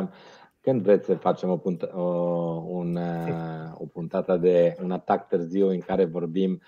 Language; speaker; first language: Romanian; non-native, fluent; Italian